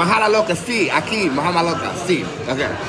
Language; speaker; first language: Spanish; non-native, learner; English